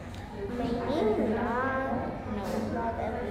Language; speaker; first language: English; non-native, learner; Indonesian